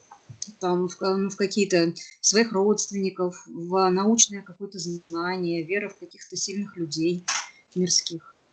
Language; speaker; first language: Russian; native; Russian